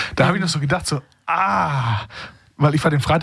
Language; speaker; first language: German; native; German